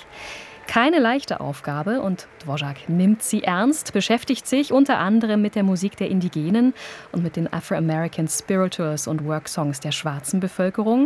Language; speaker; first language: German; native; German